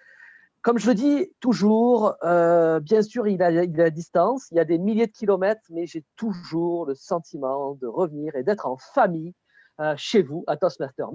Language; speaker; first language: French; native; French